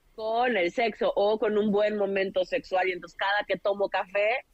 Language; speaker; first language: Spanish; native; Spanish